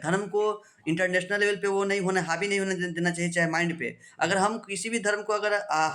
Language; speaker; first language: Hindi; native; Hindi